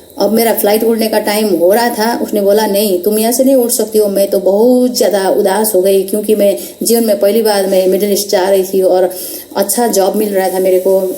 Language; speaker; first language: Hindi; non-native, local second language; Nepali